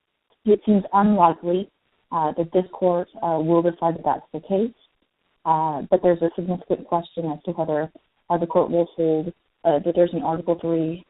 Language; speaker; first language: English; native; English